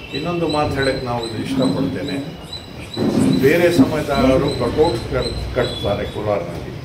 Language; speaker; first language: Kannada; non-native, local second language; Urdu